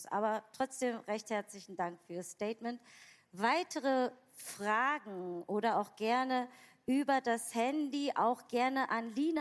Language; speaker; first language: German; native; German